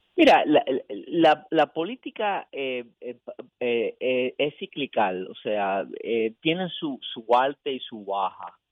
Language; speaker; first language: Spanish; early bilingual, heritage; Spanish